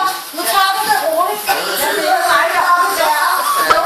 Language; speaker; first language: Danish; native; Danish